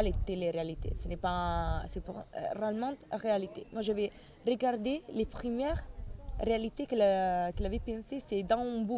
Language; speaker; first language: French; non-native, learner; Italian